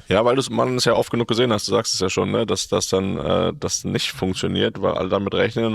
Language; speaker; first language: German; native; German